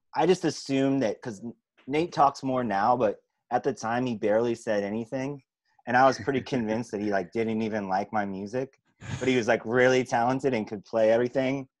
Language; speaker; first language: English; native; English